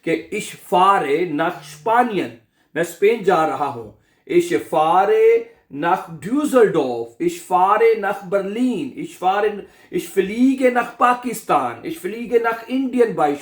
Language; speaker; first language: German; non-native, fluent; Urdu